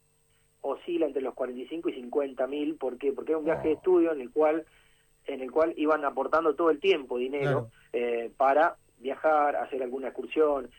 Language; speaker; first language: Spanish; native; Spanish